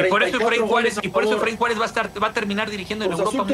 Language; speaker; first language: Spanish; native; Spanish